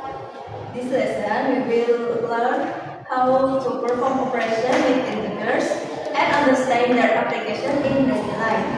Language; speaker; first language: English; non-native, learner; Indonesian